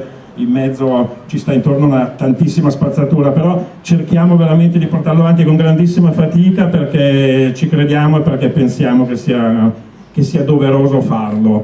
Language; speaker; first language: Italian; native; Italian